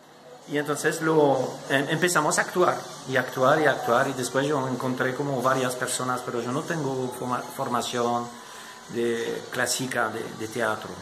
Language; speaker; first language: Spanish; non-native, fluent; French